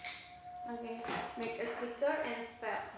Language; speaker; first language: English; non-native, learner; Indonesian